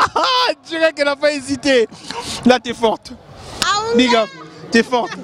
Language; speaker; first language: French; native; French